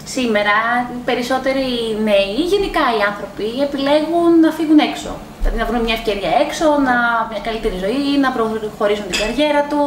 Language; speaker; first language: Greek; native; Greek